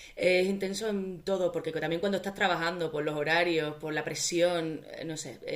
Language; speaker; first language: Spanish; native; Spanish